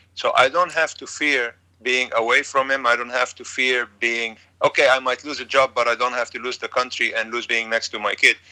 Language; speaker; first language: English; non-native, fluent; Arabic